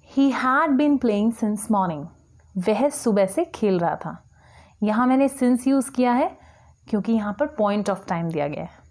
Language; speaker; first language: Hindi; native; Hindi